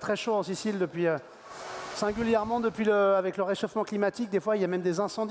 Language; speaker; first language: French; native; French